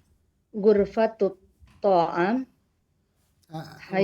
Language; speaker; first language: Arabic; non-native, learner; Indonesian